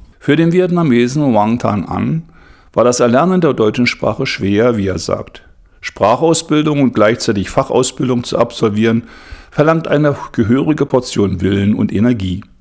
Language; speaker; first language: German; native; German